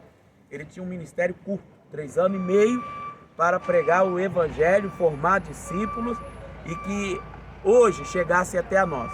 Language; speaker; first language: Portuguese; native; Portuguese